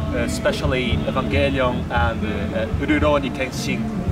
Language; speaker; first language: English; non-native, fluent; Portuguese